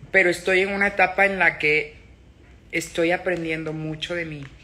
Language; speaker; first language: Spanish; native; Spanish